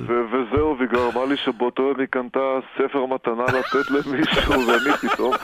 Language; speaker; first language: Hebrew; non-native, fluent; Russian